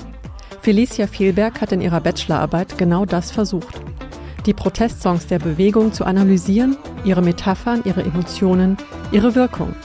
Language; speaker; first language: German; native; German